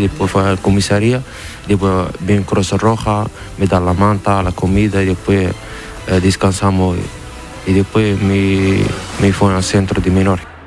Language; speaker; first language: Spanish; non-native, learner; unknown